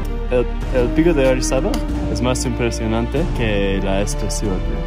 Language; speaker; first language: Spanish; non-native, learner; English